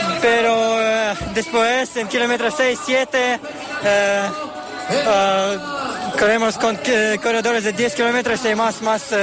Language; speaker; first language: Spanish; non-native, learner; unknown